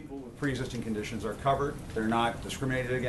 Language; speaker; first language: English; native; English